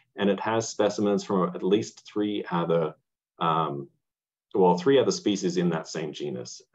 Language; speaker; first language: English; native; English